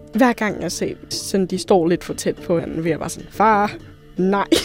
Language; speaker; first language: Danish; early bilingual, other home language; Thai